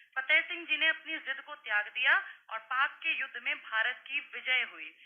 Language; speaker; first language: Hindi; native; Hindi